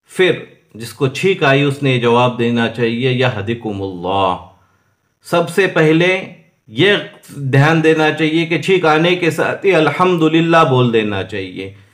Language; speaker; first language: Urdu; non-native, local second language; Punjabi